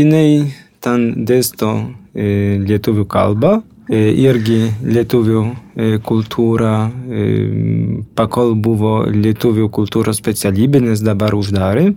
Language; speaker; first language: Lithuanian; early bilingual, heritage; Lithuanian